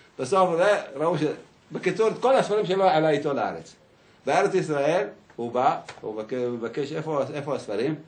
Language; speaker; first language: Hebrew; early bilingual, other home language; Arabic